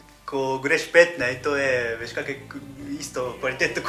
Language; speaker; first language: Slovenian; non-native, learner; Japanese